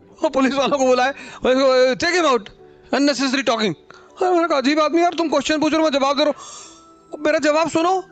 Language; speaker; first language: Hindi; native; Hindi